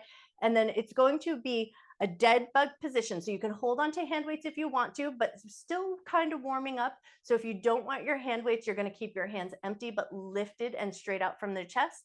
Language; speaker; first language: English; native; English